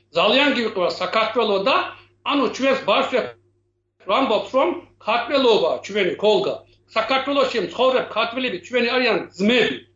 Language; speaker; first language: Georgian; non-native, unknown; Turkish